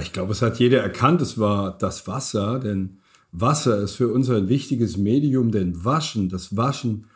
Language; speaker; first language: German; native; German